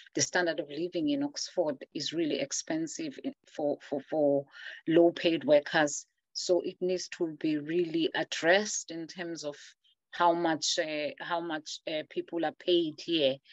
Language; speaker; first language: English; non-native, local second language; Zulu